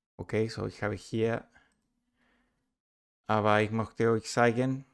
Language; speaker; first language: German; non-native, learner; Spanish